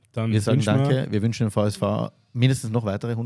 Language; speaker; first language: German; native; German